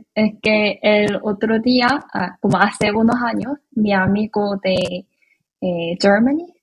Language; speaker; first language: Spanish; non-native, learner; Korean